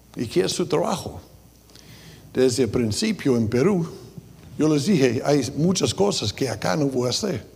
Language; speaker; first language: Spanish; non-native, fluent; English